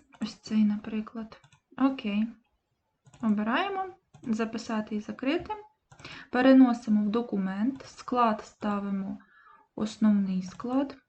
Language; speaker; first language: Ukrainian; native; Ukrainian